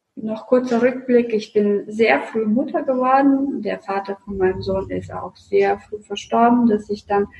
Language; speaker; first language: German; non-native, fluent; Russian